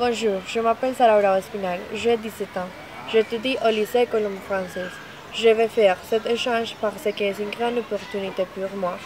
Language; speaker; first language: French; non-native, fluent; Spanish